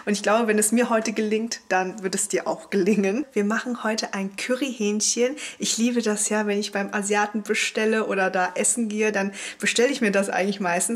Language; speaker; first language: German; native; German